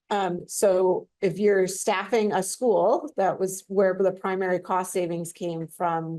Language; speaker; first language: English; native; English